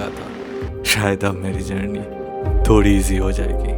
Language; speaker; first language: Hindi; non-native, local second language; Bangla